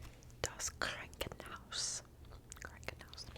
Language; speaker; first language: German; non-native, learner; English